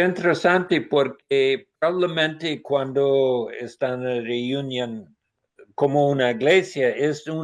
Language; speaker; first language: Spanish; non-native, learner; English